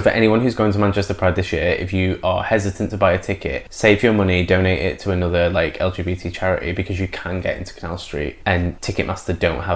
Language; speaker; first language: English; native; English